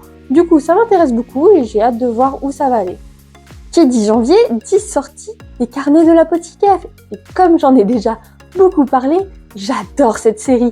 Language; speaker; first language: French; native; French